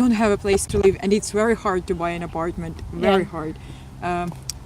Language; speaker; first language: English; non-native, fluent; Russian